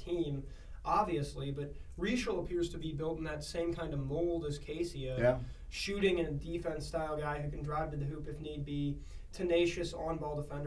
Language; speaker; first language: English; native; English